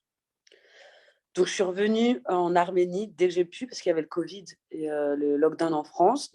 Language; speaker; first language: French; early bilingual, other home language; Persian